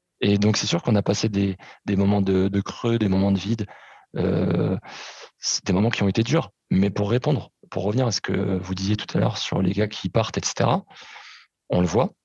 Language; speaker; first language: French; early bilingual, other home language; Portuguese